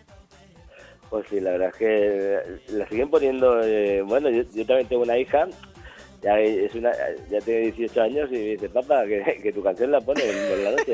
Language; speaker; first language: Spanish; native; Spanish